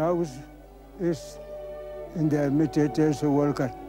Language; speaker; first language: German; non-native, learner; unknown